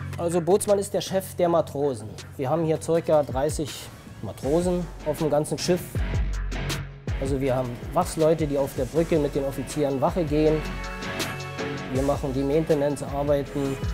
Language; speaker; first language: German; native; German